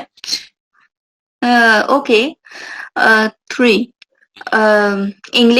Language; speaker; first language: English; non-native, local second language; Urdu